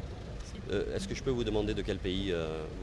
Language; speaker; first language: French; native; French